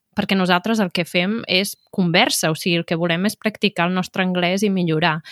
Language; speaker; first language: Catalan; native; Catalan